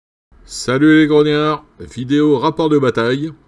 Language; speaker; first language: French; native; French